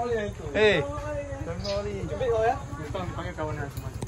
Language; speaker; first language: Indonesian; non-native, local second language; Achinese